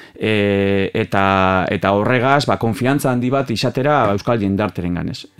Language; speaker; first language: Basque; native; Basque